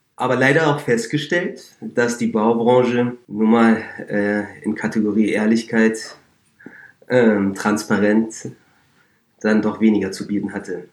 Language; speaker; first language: German; early bilingual, other home language; Turkish